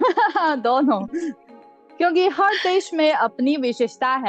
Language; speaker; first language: Hindi; non-native, fluent; Chinese